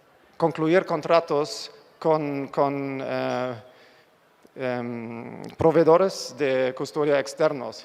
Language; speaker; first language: Spanish; non-native, fluent; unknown